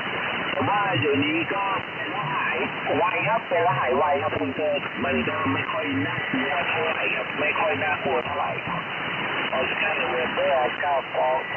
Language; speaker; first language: Thai; native; Thai